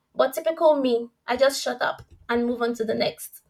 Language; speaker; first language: English; non-native, local second language; Yoruba